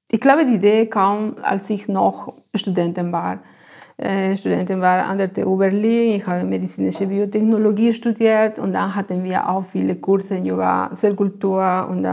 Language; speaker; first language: German; non-native, fluent; Spanish